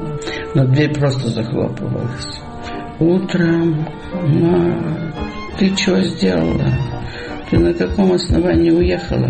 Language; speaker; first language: Russian; native; Russian